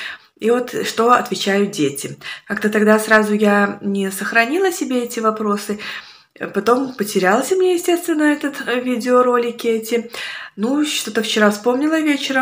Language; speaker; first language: Russian; native; Russian